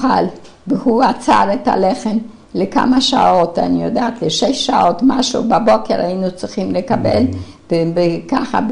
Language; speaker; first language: Hebrew; non-native, fluent; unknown